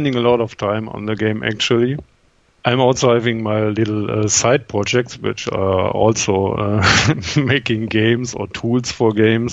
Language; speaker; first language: English; non-native, fluent; German